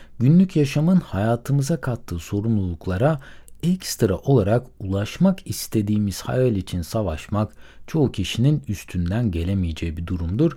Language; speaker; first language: Turkish; native; Turkish